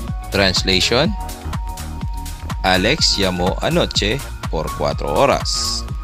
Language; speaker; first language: Spanish; non-native, fluent; Filipino